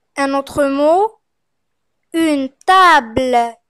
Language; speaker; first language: French; non-native, fluent; Arabic